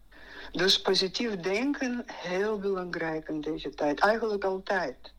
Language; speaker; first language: Dutch; non-native, fluent; Russian